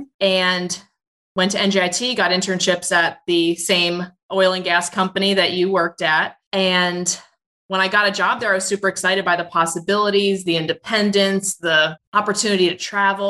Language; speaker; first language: English; native; English